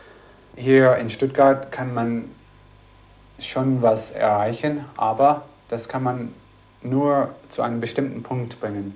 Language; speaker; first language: German; non-native, fluent; English